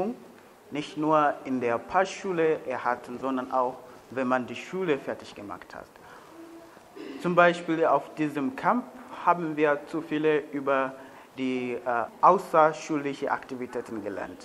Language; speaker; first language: German; non-native, learner; Swahili